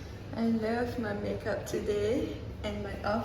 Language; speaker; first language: English; non-native, local second language; Malay